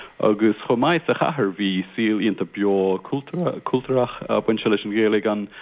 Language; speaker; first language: Irish; non-native, local second language; English